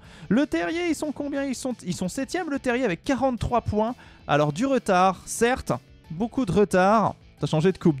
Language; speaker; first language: French; native; French